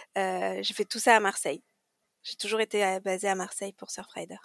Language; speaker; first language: French; native; French